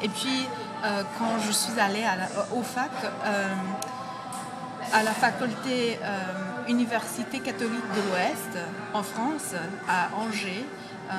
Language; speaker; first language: French; non-native, fluent; English